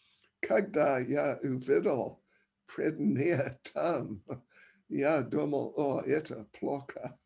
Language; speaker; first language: Russian; non-native, learner; English